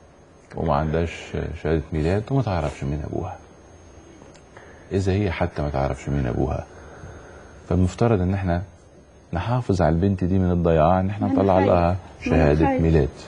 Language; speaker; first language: Arabic; native; Arabic